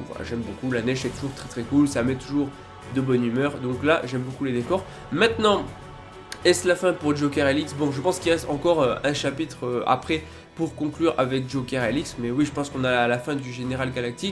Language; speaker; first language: French; native; French